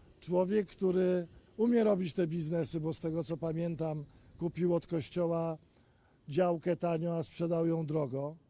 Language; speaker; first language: Polish; native; Polish